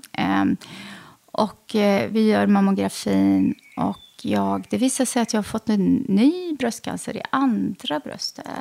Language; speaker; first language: Swedish; early bilingual, other home language; Arabic